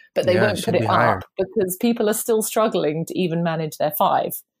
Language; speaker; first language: English; native; English